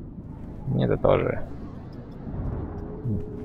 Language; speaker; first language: Russian; native; Russian